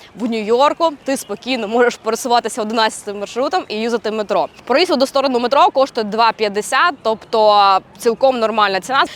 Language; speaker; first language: Ukrainian; native; Ukrainian